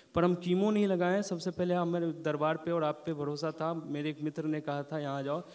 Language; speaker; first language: Hindi; native; Hindi